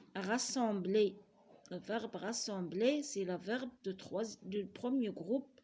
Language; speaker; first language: French; non-native, local second language; Arabic